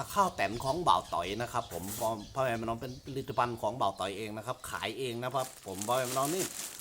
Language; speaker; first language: Thai; non-native, local second language; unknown